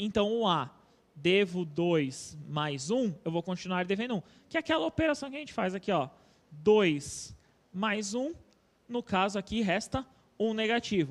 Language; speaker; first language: Portuguese; native; Portuguese